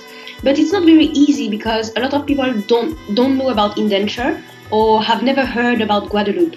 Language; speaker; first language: English; non-native, fluent; French